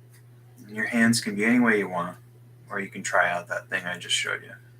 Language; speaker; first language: English; native; English